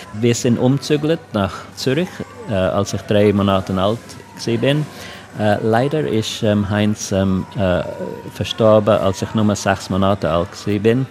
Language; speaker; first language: German; non-native, local second language; English